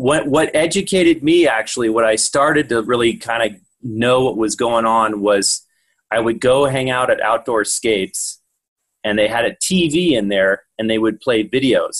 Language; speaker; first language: English; native; English